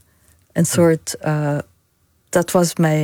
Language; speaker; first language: Dutch; non-native, fluent; Arabic